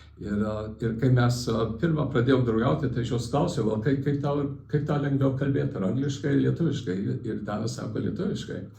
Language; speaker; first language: Lithuanian; early bilingual, heritage; Lithuanian